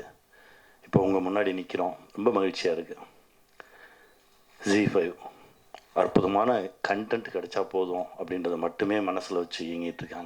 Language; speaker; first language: Tamil; native; Tamil